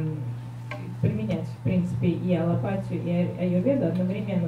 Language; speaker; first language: Russian; native; Russian